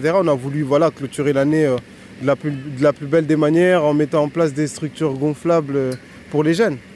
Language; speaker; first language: French; native; French